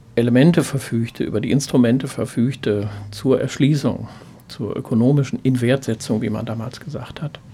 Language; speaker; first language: German; native; German